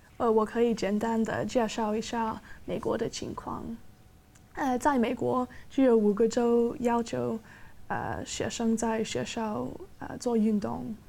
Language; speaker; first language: Chinese; non-native, fluent; English